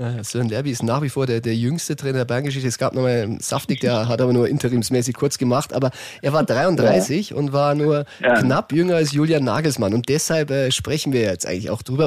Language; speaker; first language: German; native; German